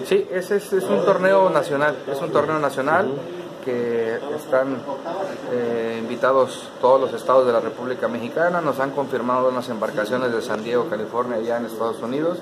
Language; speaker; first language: Spanish; native; Spanish